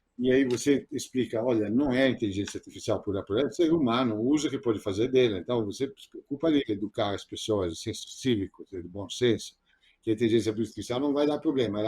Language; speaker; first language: Portuguese; non-native, fluent; Italian